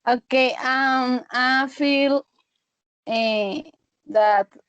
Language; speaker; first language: English; non-native, learner; Spanish